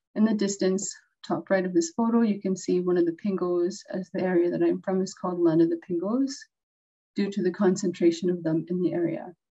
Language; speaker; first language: English; native; English